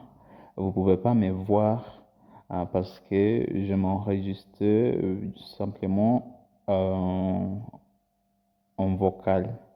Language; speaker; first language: French; non-native, learner; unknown